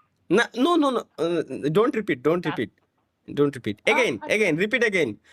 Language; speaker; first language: English; non-native, learner; Bangla